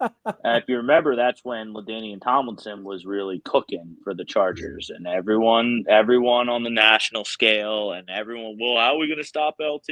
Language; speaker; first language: English; native; English